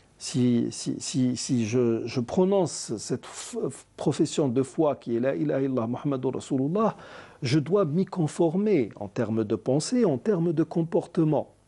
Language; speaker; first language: French; non-native, local second language; Arabic